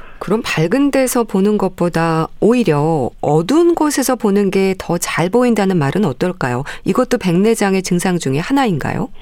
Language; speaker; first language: Korean; native; Korean